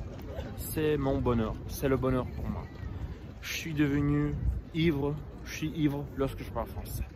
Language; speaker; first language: French; non-native, fluent; Russian